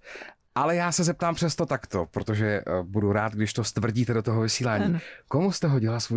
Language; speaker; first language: Czech; native; Czech